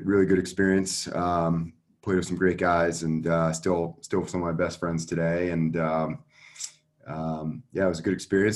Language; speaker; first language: English; native; English